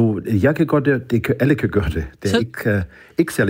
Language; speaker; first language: Danish; non-native, fluent; German